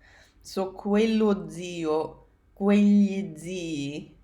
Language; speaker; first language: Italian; non-native, fluent; English